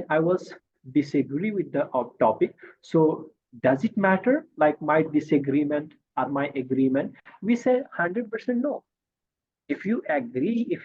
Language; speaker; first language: English; non-native, fluent; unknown